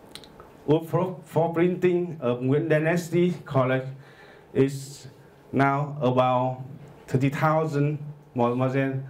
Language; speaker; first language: English; non-native, learner; Vietnamese